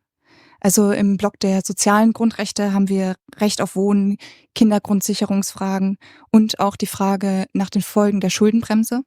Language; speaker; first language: German; native; German